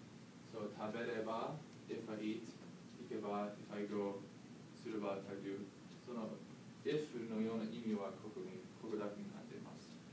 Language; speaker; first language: Japanese; non-native, learner; English